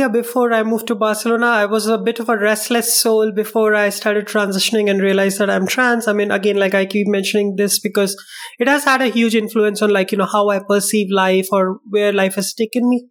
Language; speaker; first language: English; non-native, local second language; Hindi